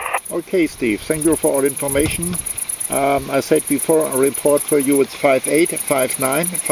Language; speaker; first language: English; non-native, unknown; German